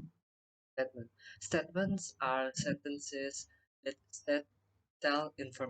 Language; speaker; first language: English; non-native, learner; Indonesian